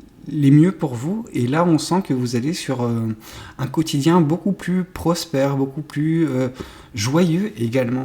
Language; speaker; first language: French; native; French